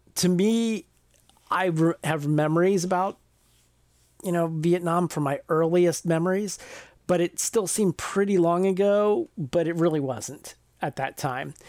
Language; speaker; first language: English; native; English